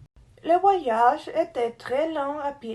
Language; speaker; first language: French; non-native, learner; Spanish